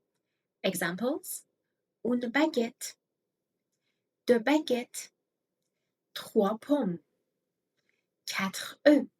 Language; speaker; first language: French; non-native, fluent; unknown